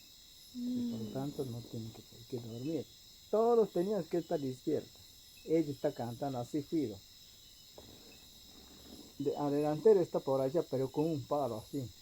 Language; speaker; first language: Spanish; non-native, local second language; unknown